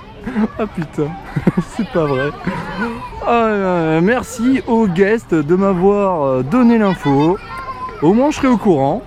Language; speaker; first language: French; native; French